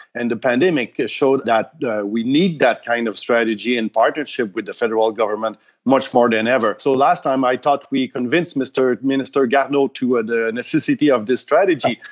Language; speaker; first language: English; non-native, fluent; French